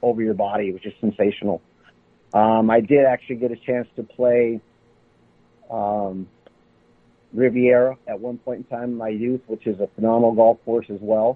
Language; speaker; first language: English; native; English